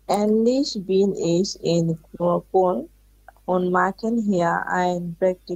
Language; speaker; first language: German; non-native, learner; Bangla